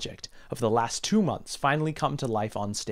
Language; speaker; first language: English; native; English